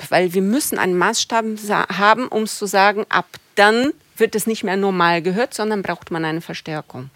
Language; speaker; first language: German; non-native, fluent; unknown